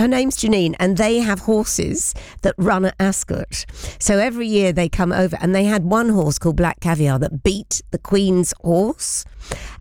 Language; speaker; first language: English; native; English